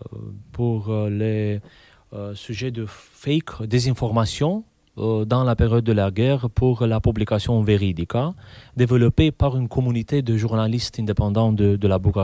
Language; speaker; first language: French; non-native, fluent; Romanian